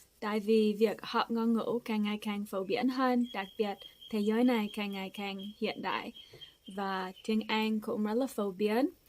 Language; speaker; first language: Vietnamese; non-native, fluent; English